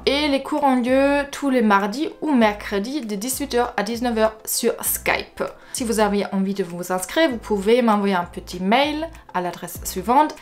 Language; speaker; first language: French; non-native, fluent; German